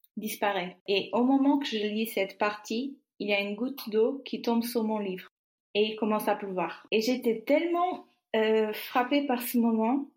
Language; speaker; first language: French; non-native, fluent; Portuguese